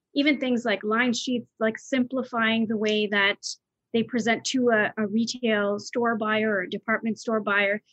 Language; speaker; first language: English; native; English